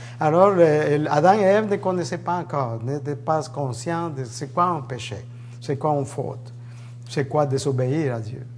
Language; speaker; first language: French; native; French